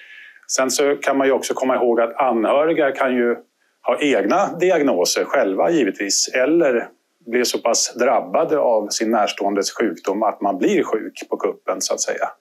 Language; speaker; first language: Swedish; native; Swedish